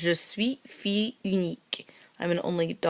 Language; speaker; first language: French; non-native, learner; English